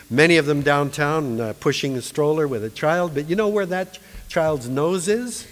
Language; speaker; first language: English; native; English